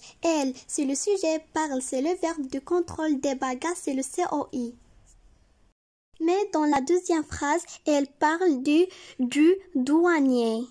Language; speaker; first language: French; non-native, local second language; Arabic